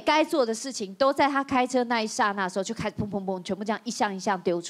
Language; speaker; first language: Chinese; native; Chinese